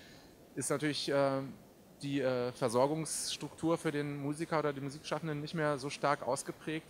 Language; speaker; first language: German; native; German